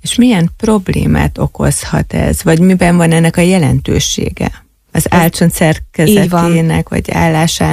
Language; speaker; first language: Hungarian; native; Hungarian